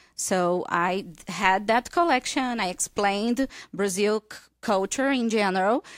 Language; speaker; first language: English; non-native, fluent; Portuguese